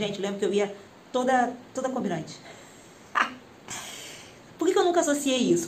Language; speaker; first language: Portuguese; native; Portuguese